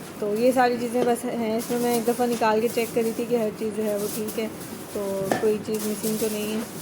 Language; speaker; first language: Urdu; native; Urdu